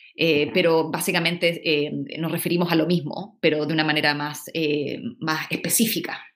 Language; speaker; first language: Spanish; native; Spanish